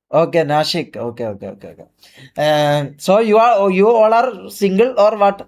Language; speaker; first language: English; non-native, learner; Malayalam